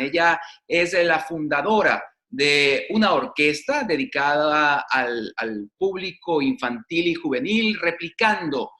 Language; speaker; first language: Spanish; native; Spanish